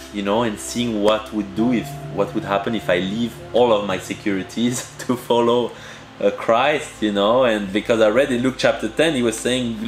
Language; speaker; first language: English; early bilingual, heritage; French